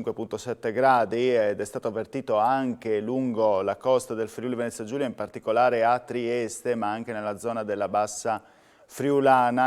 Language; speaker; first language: Italian; native; Italian